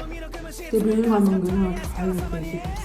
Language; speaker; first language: Mongolian; native; Mongolian